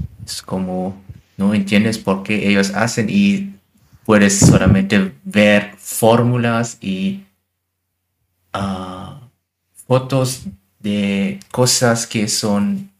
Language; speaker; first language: Spanish; non-native, learner; German